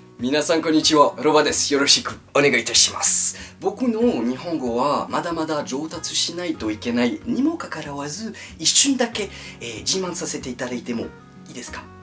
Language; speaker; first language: Japanese; non-native, fluent; French